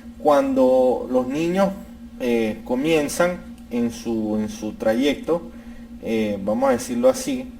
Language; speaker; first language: Spanish; native; Spanish